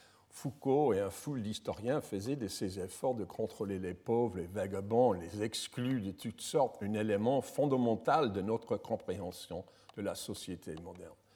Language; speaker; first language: French; non-native, fluent; English